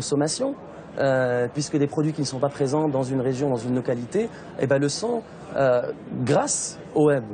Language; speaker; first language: French; non-native, local second language; Arabic